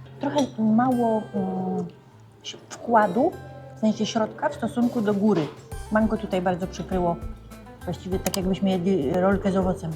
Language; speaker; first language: Polish; native; Polish